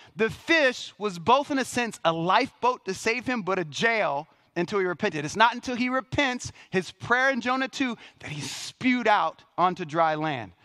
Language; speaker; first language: English; native; English